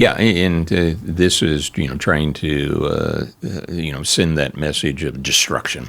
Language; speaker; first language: English; native; English